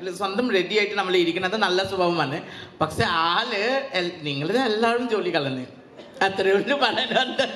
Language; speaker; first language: Malayalam; non-native, learner; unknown